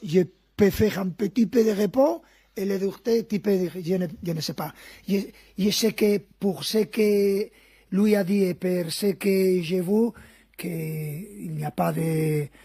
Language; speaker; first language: French; non-native, fluent; Spanish